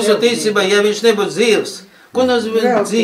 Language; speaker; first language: Latvian; non-native, local second language; Russian